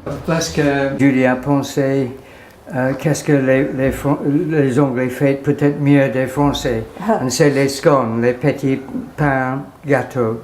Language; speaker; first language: French; non-native, learner; English